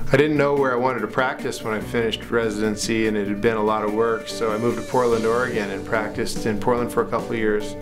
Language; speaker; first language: English; native; English